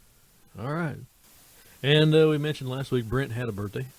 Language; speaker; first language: English; native; English